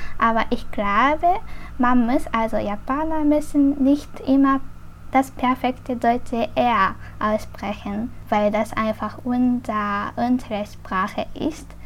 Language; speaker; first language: German; non-native, fluent; Japanese